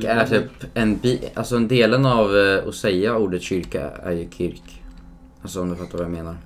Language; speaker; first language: Swedish; native; Swedish